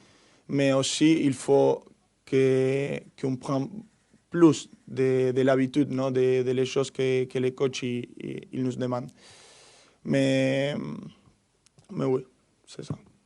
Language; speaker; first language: French; non-native, fluent; Spanish